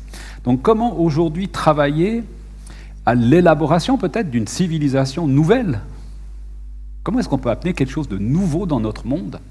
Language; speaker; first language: French; native; French